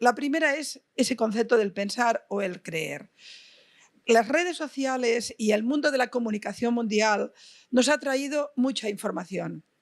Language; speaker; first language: Spanish; non-native, local second language; Catalan